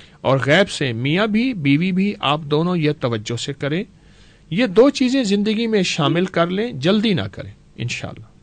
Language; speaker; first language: Urdu; non-native, local second language; Punjabi